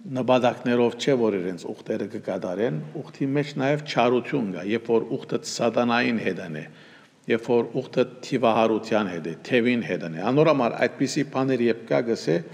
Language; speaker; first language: Armenian; early bilingual, heritage; Armenian